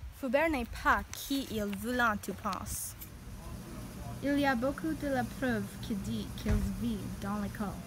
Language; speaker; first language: French; non-native, learner; English